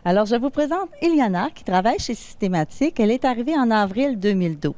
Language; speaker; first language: French; native; French